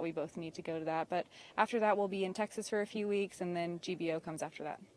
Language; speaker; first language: English; native; English